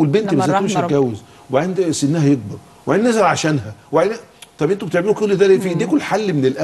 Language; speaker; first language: Arabic; native; Arabic